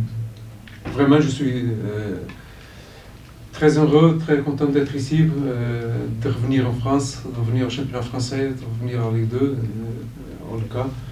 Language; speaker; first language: French; non-native, fluent; Portuguese